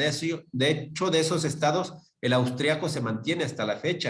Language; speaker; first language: Spanish; native; Spanish